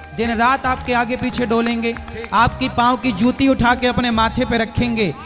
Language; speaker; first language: Hindi; native; Hindi